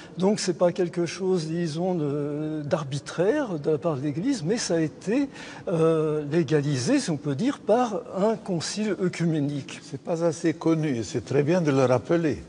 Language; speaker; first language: French; native; French